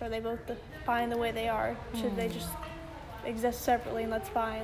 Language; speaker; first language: English; native; English